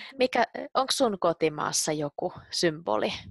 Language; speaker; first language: Finnish; native; Finnish